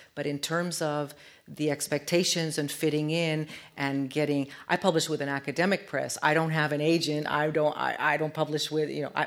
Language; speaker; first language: English; early bilingual, other home language; Spanish